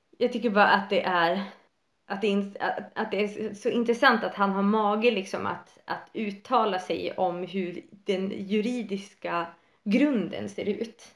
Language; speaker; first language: Swedish; native; Swedish